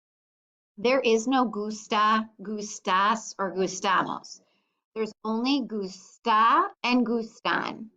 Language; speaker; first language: Spanish; non-native, fluent; English